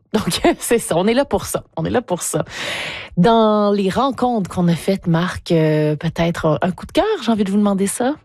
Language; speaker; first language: French; native; French